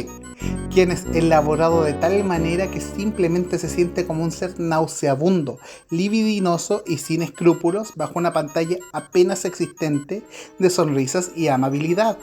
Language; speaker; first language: Spanish; native; Spanish